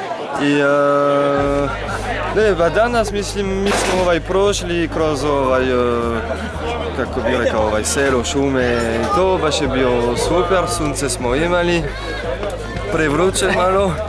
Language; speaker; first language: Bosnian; non-native, fluent; French